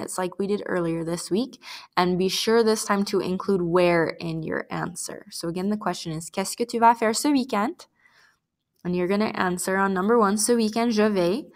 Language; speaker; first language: English; native; English